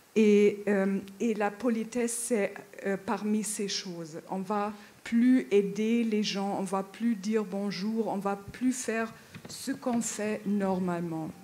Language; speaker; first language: French; non-native, fluent; German